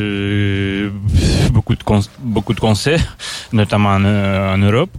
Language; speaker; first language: French; non-native, fluent; Russian